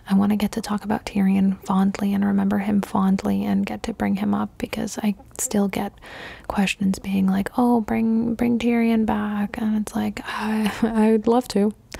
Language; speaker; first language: English; early bilingual, other home language; Spanish